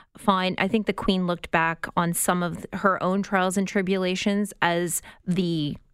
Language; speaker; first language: English; native; English